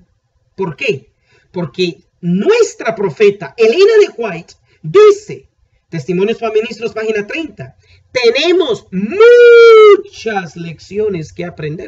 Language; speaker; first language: Spanish; native; Spanish